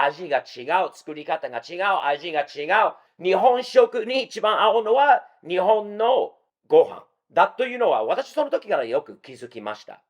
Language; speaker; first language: Japanese; non-native, fluent; English